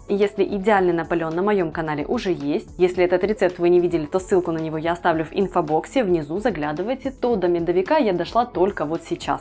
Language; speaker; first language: Russian; native; Russian